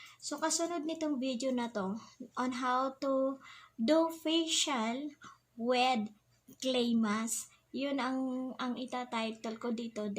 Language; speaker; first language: Filipino; non-native, local second language; Bikol